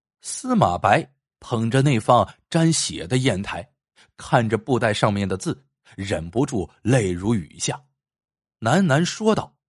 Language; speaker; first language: Chinese; native; Chinese